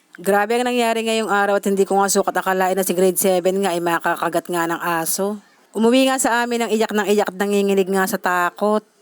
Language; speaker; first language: Filipino; native; Filipino